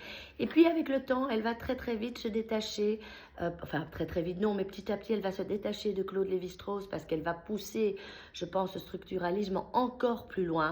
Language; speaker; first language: French; native; French